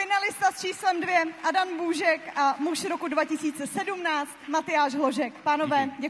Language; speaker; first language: Czech; native; Czech